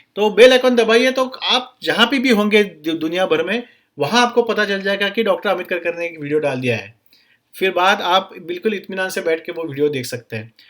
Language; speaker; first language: Hindi; non-native, local second language; Marathi